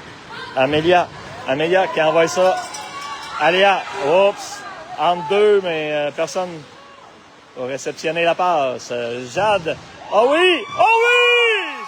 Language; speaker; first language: French; native; French